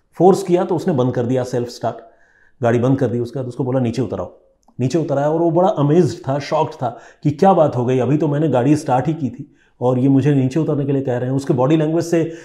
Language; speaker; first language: Hindi; non-native, local second language; Bangla